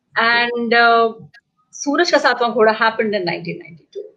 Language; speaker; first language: English; non-native, local second language; Hindi